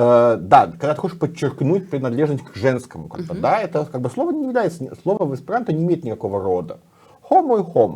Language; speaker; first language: Russian; native; Russian